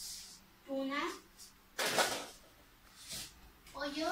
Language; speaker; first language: Spanish; early bilingual, other home language; English